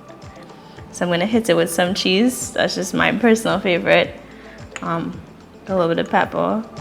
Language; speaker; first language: English; native; English